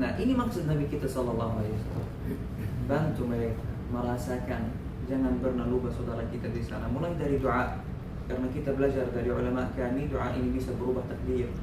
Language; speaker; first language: Indonesian; non-native, learner; Arabic